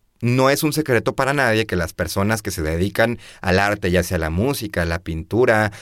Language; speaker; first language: Spanish; native; Spanish